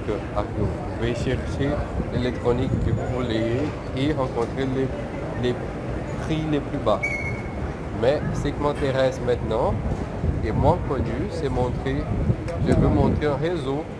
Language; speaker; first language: French; non-native, fluent; Portuguese